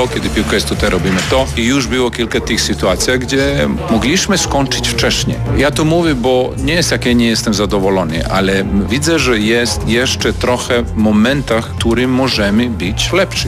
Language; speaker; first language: Polish; non-native, learner; Serbian